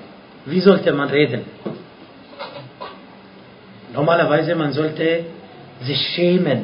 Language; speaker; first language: German; non-native, fluent; Arabic